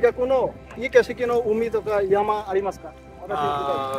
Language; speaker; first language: Japanese; non-native, learner; Bangla